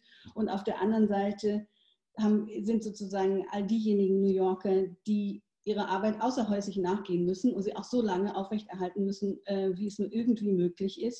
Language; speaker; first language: German; native; German